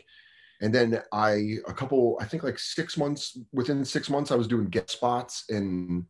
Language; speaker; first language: English; native; English